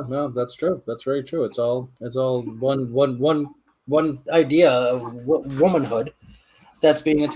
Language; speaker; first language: English; native; English